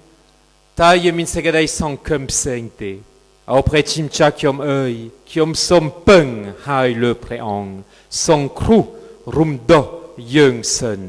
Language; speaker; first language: Khmer; non-native, fluent; French